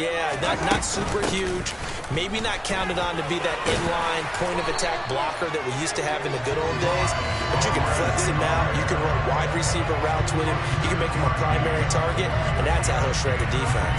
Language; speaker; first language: English; native; English